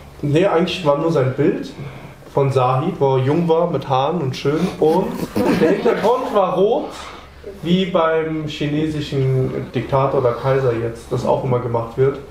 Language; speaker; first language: German; native; German